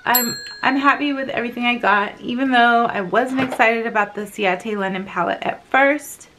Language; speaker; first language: English; native; English